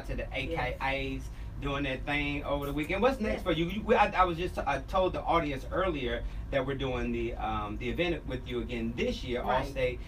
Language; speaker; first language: English; native; English